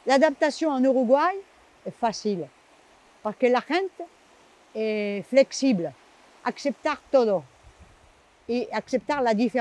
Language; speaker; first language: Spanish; non-native, learner; French